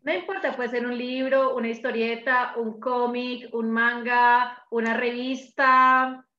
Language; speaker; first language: Spanish; native; Spanish